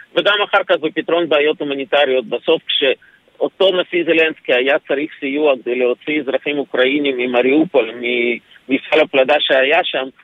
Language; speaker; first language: Hebrew; early bilingual, other home language; Ukrainian